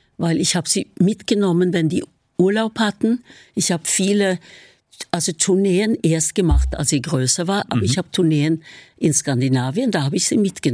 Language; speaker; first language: German; non-native, fluent; Norwegian